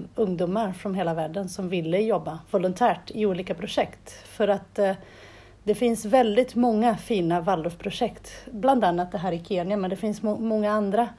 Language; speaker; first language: Swedish; non-native, fluent; Portuguese